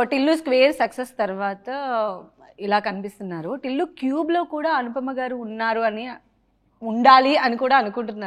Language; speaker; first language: Telugu; native; Telugu